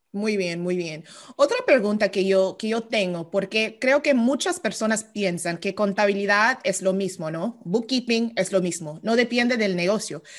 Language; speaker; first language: Spanish; early bilingual, heritage; Spanish